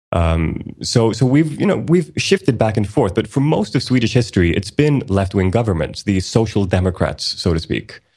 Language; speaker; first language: English; early bilingual, other home language; Swedish